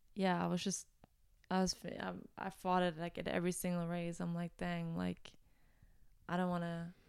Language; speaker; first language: English; non-native, fluent; German